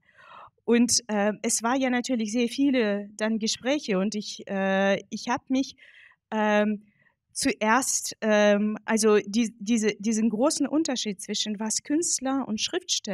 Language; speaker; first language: German; non-native, fluent; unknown